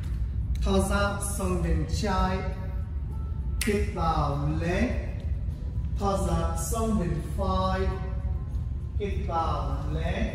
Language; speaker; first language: Vietnamese; non-native, learner; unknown